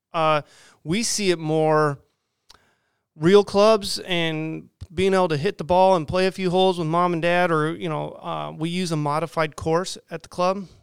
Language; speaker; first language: English; native; English